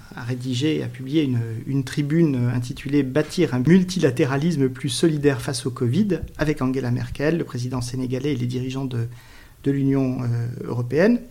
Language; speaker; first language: French; native; French